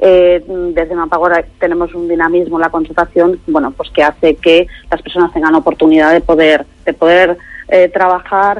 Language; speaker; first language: Spanish; native; Spanish